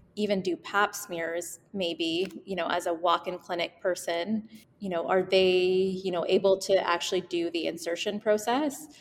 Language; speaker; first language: English; native; English